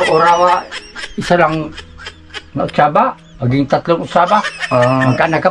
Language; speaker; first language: Filipino; non-native, local second language; Bikol